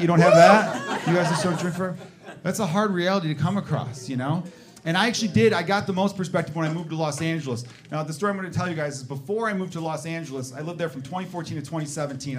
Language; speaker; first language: English; native; English